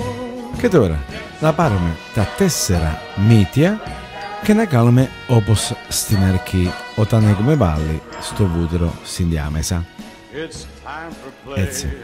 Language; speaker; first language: Greek; non-native, learner; Italian